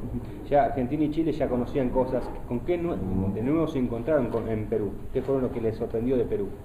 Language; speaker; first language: Spanish; native; Spanish